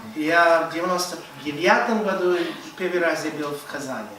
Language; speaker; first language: Russian; non-native, fluent; English